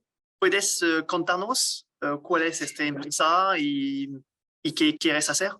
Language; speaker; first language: Spanish; non-native, learner; French